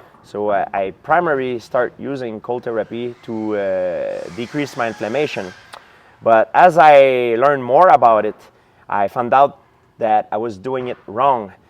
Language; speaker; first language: English; non-native, fluent; French